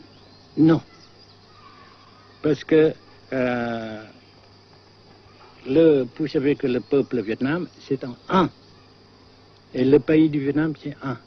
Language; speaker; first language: French; non-native, fluent; Vietnamese